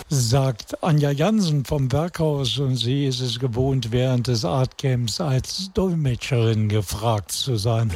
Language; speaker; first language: German; native; German